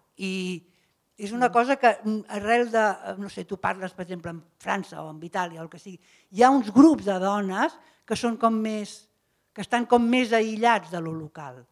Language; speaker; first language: Catalan; native; Catalan